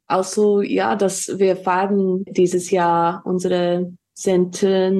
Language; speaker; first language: German; non-native, fluent; English